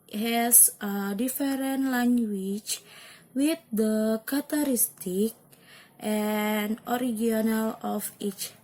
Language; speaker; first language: English; non-native, learner; Indonesian